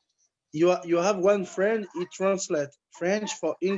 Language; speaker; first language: English; non-native, learner; French